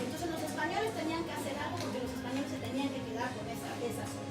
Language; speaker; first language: Spanish; native; Spanish